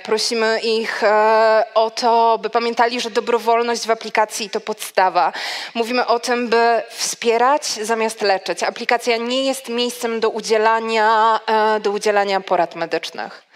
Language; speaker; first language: Polish; native; Polish